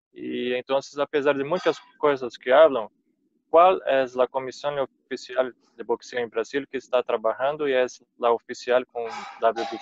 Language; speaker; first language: Spanish; non-native, fluent; Portuguese